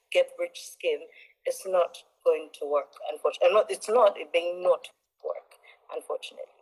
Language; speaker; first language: English; non-native, local second language; Ganda